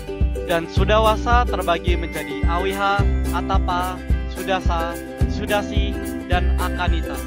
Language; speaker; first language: Indonesian; native; Indonesian